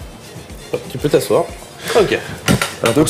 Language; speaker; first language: French; native; French